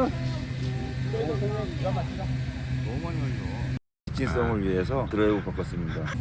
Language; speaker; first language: Korean; native; Korean